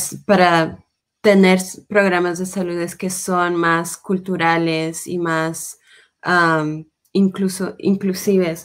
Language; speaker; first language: Spanish; non-native, fluent; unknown